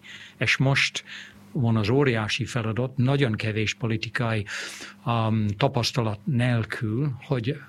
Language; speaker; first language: Hungarian; early bilingual, heritage; English